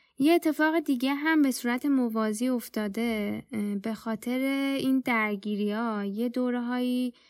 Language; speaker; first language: Persian; native; Persian